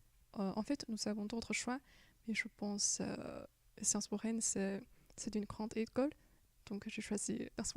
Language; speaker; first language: French; non-native, fluent; Chinese